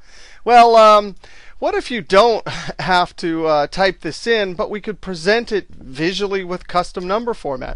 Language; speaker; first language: English; native; English